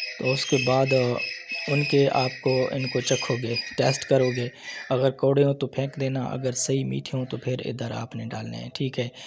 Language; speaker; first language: Urdu; non-native, local second language; Punjabi